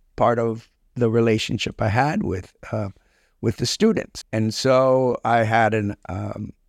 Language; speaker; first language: English; native; English